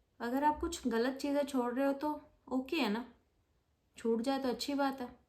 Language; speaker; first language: Hindi; non-native, local second language; Bangla